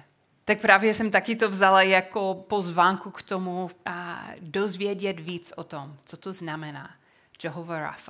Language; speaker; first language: Czech; non-native, fluent; English